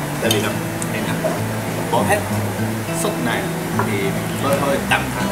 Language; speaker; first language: Vietnamese; non-native, learner; Japanese